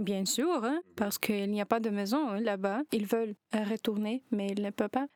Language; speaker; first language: French; non-native, learner; Ukrainian